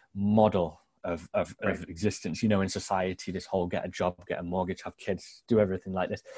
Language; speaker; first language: English; native; English